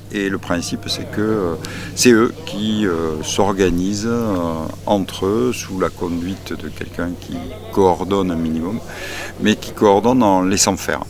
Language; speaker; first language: French; native; French